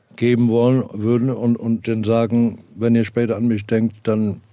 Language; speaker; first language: German; non-native, fluent; Afrikaans